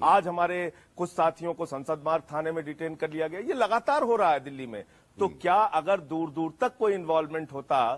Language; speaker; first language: Hindi; native; Hindi